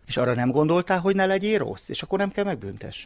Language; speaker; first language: Hungarian; native; Hungarian